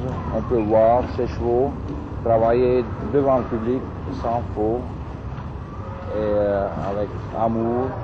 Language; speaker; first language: French; non-native, fluent; German